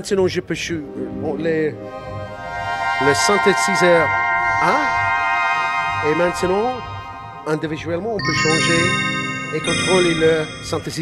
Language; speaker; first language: French; non-native, learner; English